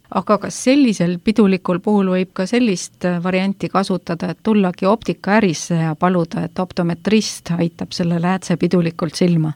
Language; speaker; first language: Estonian; native; Estonian